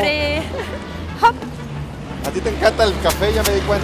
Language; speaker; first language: Spanish; native; Spanish